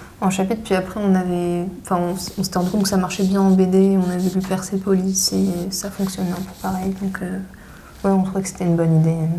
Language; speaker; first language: French; native; French